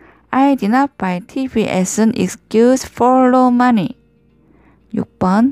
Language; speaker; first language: English; non-native, learner; Korean